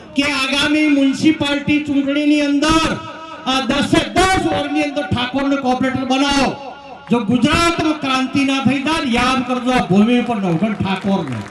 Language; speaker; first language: Gujarati; native; Gujarati